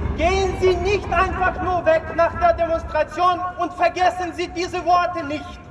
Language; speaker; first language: German; non-native, fluent; Ukrainian